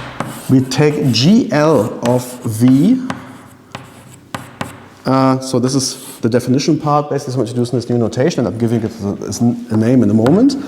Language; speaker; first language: English; non-native, fluent; German